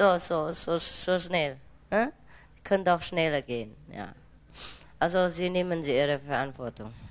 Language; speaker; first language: German; non-native, fluent; Vietnamese